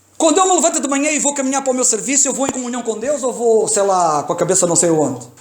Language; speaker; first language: Portuguese; native; Portuguese